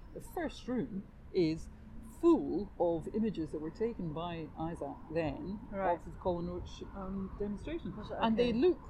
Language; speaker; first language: English; native; English